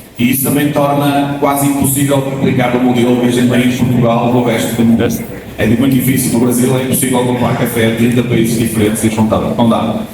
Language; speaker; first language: Portuguese; native; Portuguese